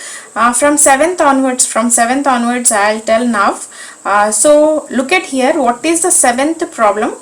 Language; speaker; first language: English; non-native, local second language; Telugu